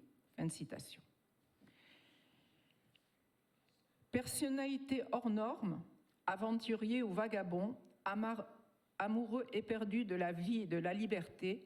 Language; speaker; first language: French; native; French